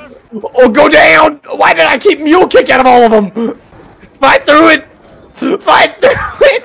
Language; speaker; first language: English; native; English